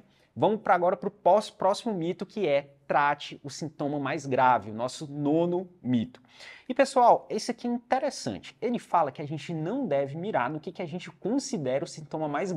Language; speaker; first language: Portuguese; native; Portuguese